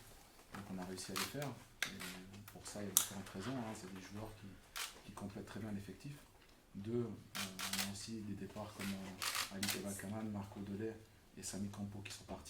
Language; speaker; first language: French; native; French